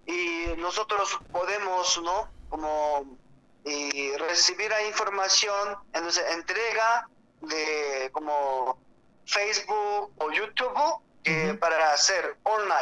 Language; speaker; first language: Spanish; non-native, learner; Korean